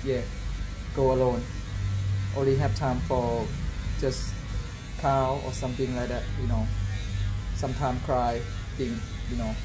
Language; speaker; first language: English; non-native, learner; Thai